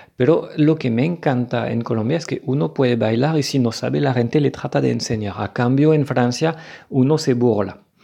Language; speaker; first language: Spanish; non-native, fluent; French